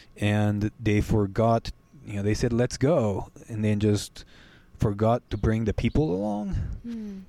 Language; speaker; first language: English; non-native, fluent; Spanish